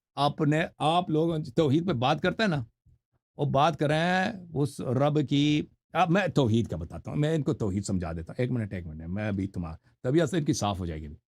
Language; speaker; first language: Urdu; non-native, fluent; Persian